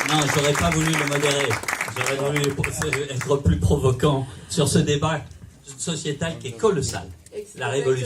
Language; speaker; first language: French; native; French